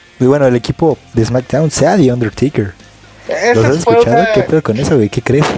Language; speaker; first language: Spanish; native; Spanish